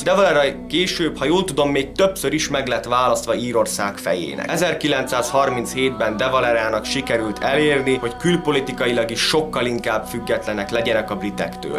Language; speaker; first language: Hungarian; native; Hungarian